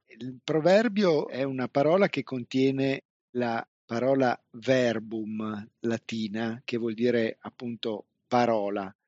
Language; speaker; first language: Italian; native; Italian